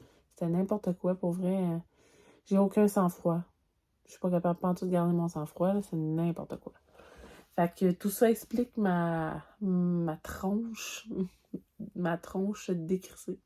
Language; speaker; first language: French; native; French